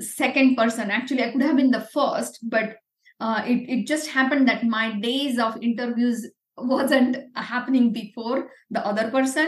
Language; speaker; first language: English; non-native, local second language; Marathi